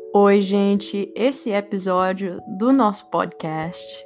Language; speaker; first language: Portuguese; early bilingual, heritage; Portuguese